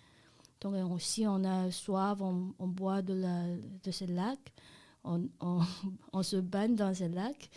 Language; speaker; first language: French; non-native, learner; Chinese